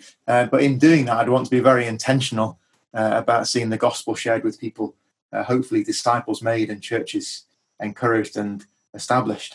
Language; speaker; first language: English; native; English